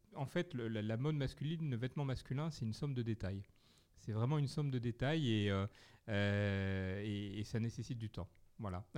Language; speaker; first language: French; native; French